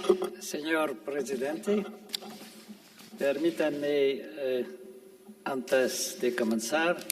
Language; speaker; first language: Spanish; non-native, fluent; French